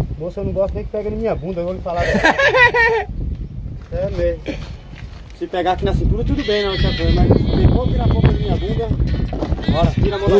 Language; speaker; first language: Portuguese; native; Portuguese